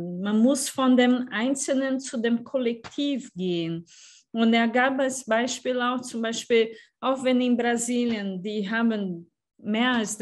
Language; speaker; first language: German; non-native, fluent; Portuguese